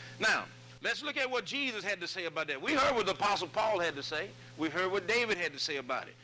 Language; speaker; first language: English; native; English